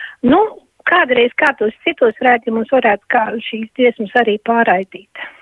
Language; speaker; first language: Latvian; native; Latvian